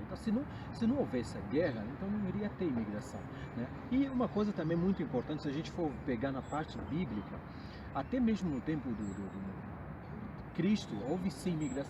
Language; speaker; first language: Portuguese; non-native, fluent; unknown